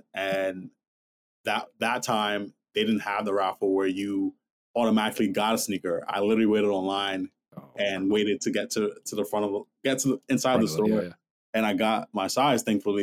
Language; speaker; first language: English; native; English